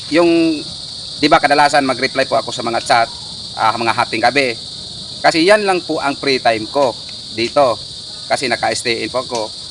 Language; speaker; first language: Filipino; non-native, local second language; Cebuano